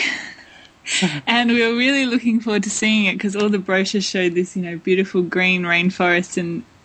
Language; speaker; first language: English; native; English